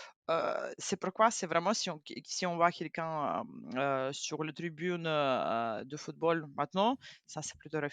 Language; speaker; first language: French; non-native, fluent; Ukrainian